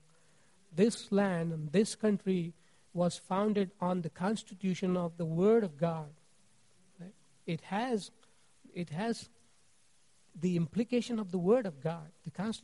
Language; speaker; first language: English; non-native, local second language; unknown